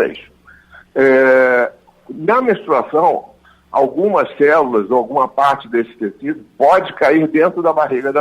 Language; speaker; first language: Portuguese; native; Portuguese